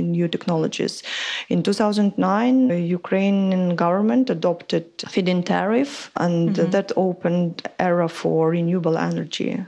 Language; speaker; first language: English; non-native, fluent; Ukrainian